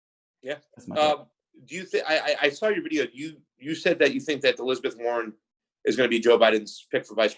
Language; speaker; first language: English; native; English